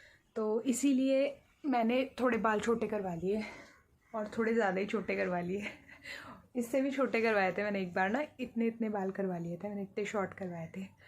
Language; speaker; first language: Hindi; native; Hindi